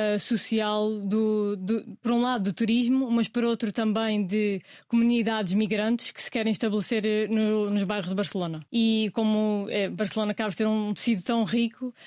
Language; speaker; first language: Portuguese; native; Portuguese